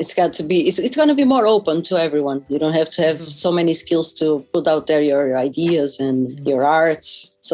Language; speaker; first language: English; non-native, fluent; Portuguese